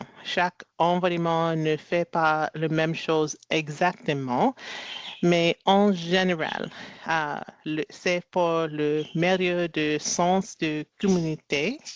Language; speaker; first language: French; non-native, learner; English